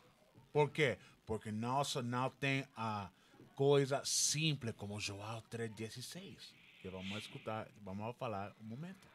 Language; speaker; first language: Portuguese; non-native, learner; Spanish